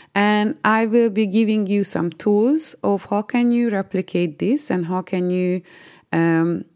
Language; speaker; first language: English; non-native, fluent; Hungarian